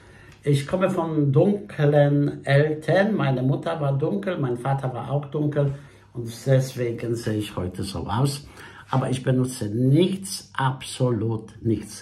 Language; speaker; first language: German; non-native, fluent; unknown